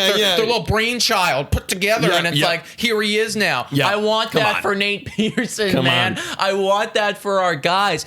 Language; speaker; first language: English; native; English